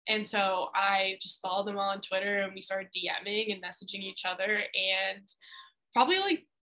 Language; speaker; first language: English; native; English